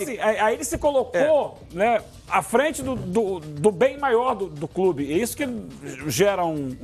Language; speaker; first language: Portuguese; native; Portuguese